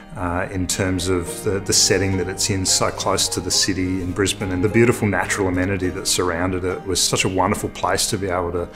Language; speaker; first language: English; native; English